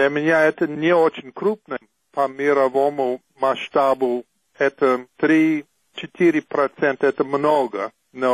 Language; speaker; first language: Russian; non-native, fluent; English